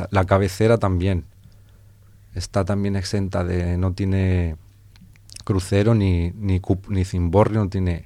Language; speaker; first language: Spanish; native; Spanish